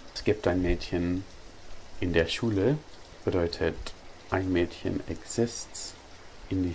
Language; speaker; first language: German; non-native, learner; English